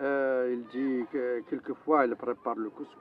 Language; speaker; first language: French; non-native, local second language; Arabic